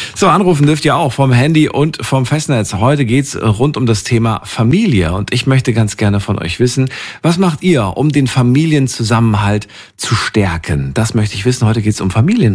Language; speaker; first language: German; native; German